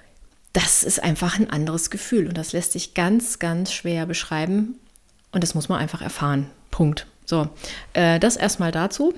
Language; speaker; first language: German; native; German